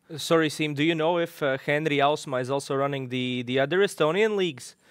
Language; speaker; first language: English; non-native, fluent; Latvian